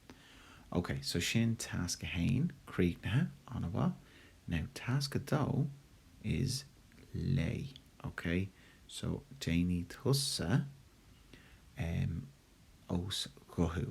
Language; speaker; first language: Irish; non-native, local second language; English